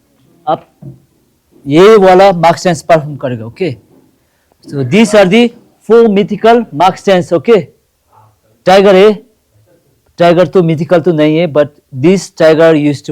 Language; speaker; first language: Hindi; non-native, fluent; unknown